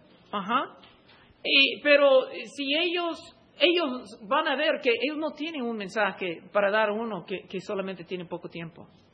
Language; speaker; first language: Spanish; non-native, fluent; English